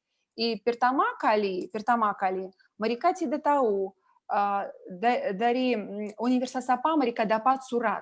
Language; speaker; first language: Indonesian; non-native, learner; Russian